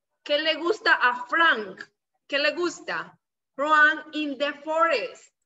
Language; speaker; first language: Spanish; native; Spanish